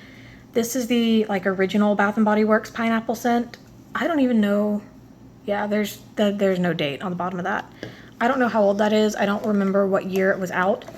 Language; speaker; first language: English; native; English